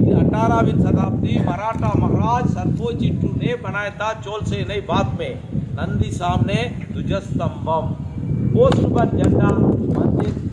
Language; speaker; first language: Hindi; non-native, local second language; Tamil